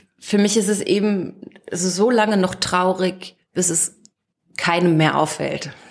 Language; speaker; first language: German; native; German